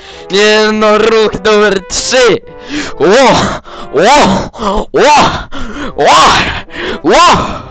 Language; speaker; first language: Polish; early bilingual, heritage; Polish